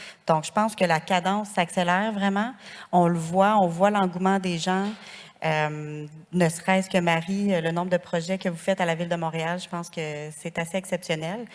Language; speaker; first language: French; native; French